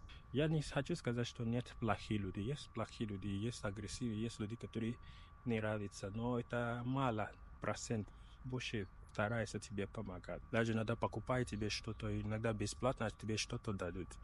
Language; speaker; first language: Russian; non-native, learner; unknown